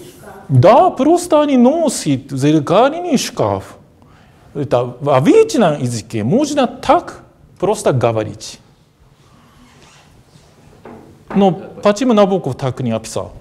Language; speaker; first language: Russian; non-native, fluent; Japanese